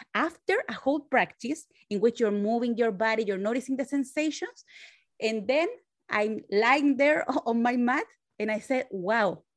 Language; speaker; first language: English; non-native, fluent; Spanish